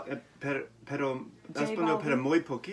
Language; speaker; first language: Spanish; non-native, learner; English